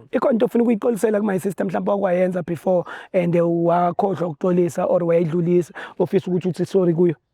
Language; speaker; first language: Zulu; native; Zulu